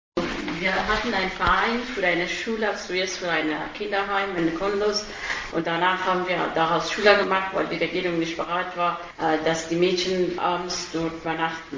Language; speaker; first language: German; non-native, fluent; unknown